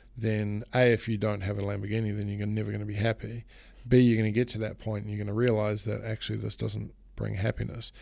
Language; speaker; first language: English; native; English